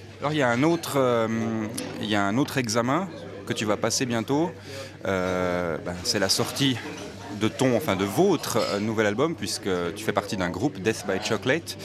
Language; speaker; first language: French; native; French